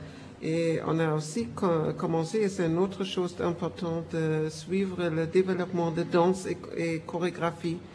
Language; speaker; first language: French; non-native, fluent; German